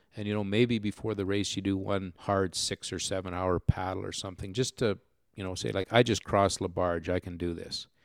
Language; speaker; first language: English; native; English